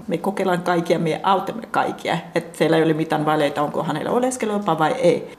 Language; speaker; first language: Finnish; non-native, fluent; Persian